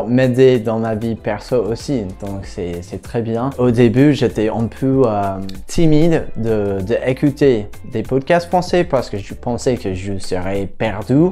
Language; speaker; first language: French; non-native, fluent; English